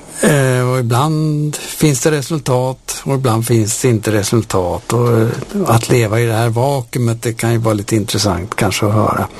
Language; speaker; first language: Swedish; native; Swedish